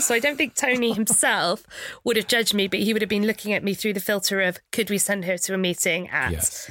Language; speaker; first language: English; native; English